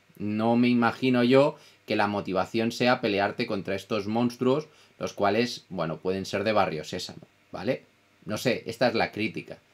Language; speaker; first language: Spanish; non-native, fluent; Italian